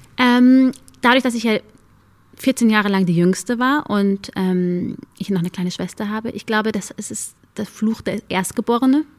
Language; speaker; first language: German; early bilingual, other home language; Amharic